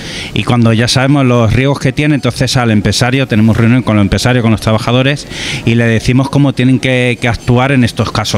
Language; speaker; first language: Spanish; native; Spanish